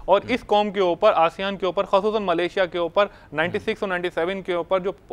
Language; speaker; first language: Urdu; native; Urdu